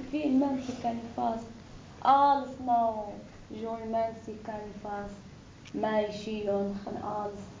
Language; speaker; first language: Dutch; non-native, learner; Arabic